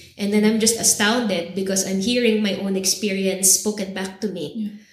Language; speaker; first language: English; native; English